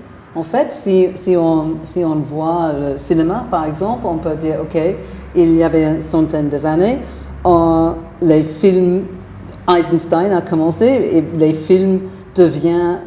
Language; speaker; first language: French; non-native, fluent; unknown